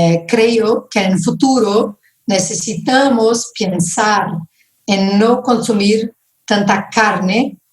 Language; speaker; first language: Spanish; non-native, fluent; Portuguese